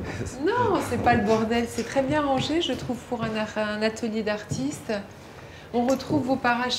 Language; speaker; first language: French; native; French